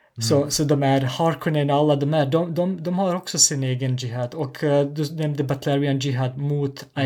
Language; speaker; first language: Swedish; non-native, fluent; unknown